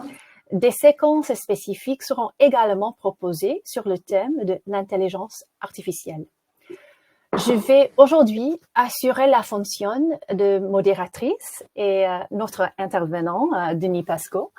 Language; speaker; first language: French; non-native, fluent; English